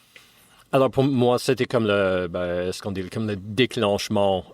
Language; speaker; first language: French; non-native, fluent; English